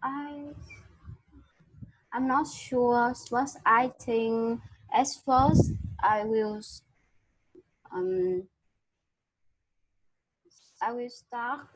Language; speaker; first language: English; non-native, learner; Vietnamese